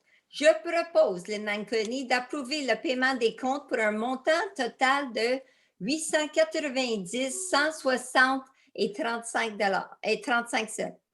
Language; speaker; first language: French; native; French